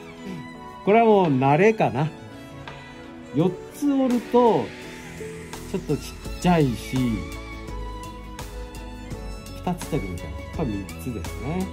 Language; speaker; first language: Japanese; native; Japanese